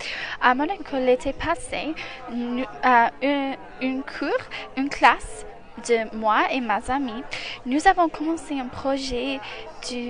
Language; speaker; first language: French; non-native, learner; English